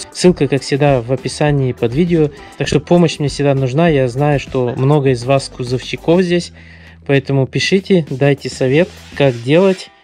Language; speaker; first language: Russian; early bilingual, heritage; Russian